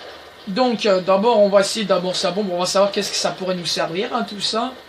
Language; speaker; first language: French; native; French